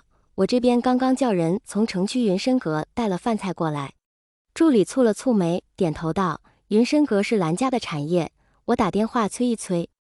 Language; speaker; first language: Chinese; native; Chinese